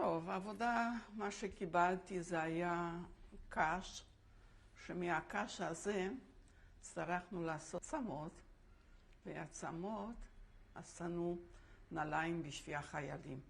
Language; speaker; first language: Hebrew; non-native, fluent; Polish